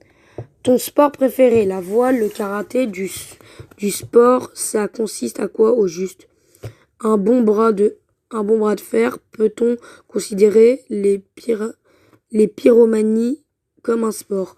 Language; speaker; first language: French; native; French